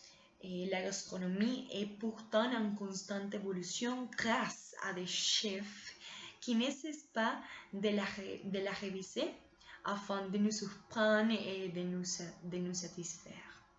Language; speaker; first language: French; non-native, learner; Spanish